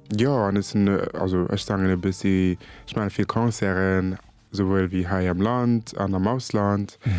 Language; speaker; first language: Luxembourgish; early bilingual, other home language; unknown